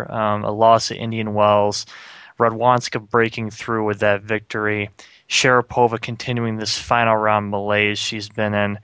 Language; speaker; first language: English; native; English